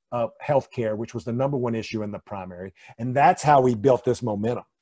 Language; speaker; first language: English; native; English